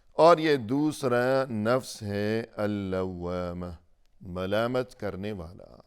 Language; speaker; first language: Urdu; native; Urdu